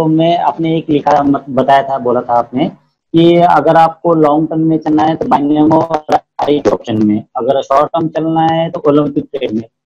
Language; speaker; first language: Hindi; non-native, local second language; Marathi